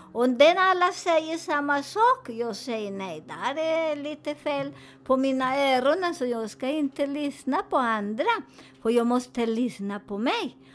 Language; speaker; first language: Swedish; non-native, fluent; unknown